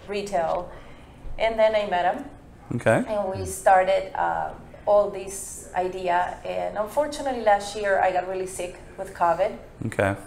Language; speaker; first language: English; non-native, fluent; Spanish